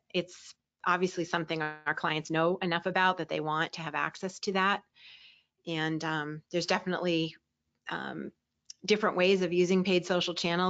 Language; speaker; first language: English; native; English